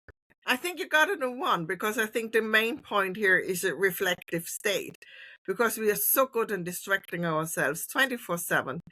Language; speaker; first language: English; non-native, fluent; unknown